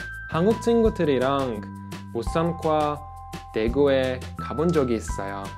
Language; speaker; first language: Korean; non-native, learner; Norwegian